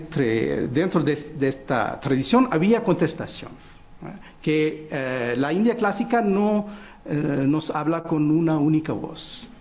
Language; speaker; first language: Spanish; non-native, fluent; Portuguese